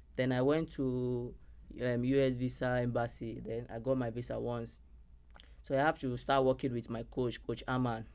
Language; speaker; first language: English; non-native, local second language; Yoruba